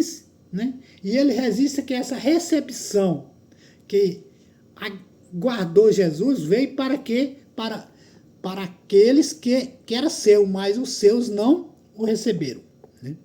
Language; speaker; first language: Portuguese; native; Portuguese